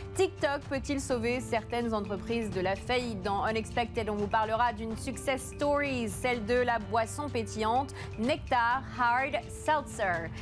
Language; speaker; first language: French; native; French